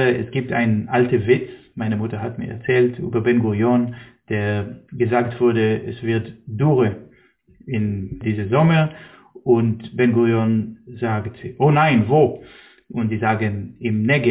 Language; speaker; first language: German; non-native, fluent; Hebrew